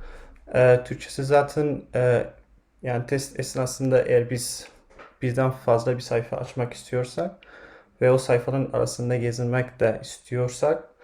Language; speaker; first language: Turkish; non-native, fluent; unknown